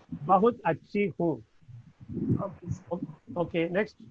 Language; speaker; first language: Hindi; non-native, learner; Tamil